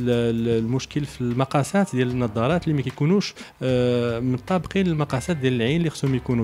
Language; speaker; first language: Arabic; native; Arabic